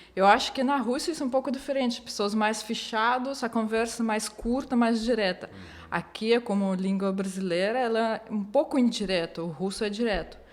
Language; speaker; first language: Portuguese; non-native, fluent; Russian